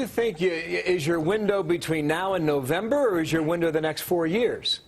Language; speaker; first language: English; native; English